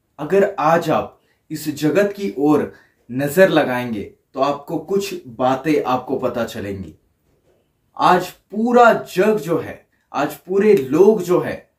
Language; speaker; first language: Hindi; non-native, local second language; Marathi